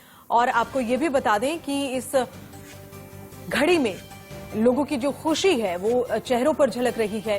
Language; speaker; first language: Hindi; native; Hindi